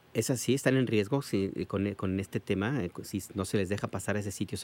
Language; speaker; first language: Spanish; native; Spanish